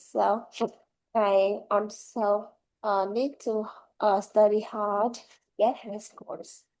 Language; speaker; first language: English; non-native, learner; Vietnamese